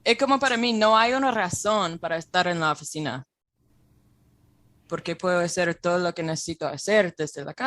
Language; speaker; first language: Spanish; non-native, fluent; English